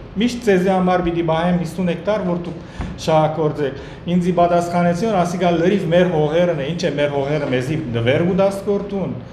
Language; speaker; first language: Armenian; early bilingual, heritage; Armenian